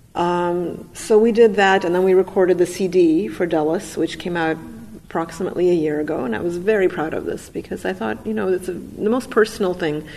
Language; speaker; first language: English; non-native, fluent; Russian